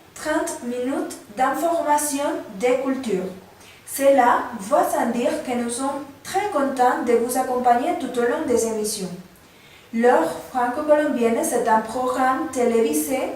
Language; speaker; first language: French; non-native, learner; Spanish